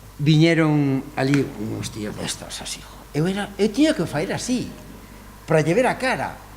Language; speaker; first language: Galician; native; Galician